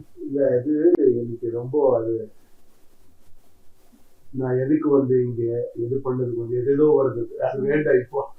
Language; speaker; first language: Tamil; non-native, learner; Kannada